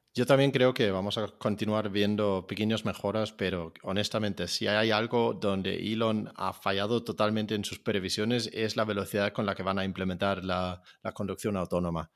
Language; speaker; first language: Spanish; non-native, fluent; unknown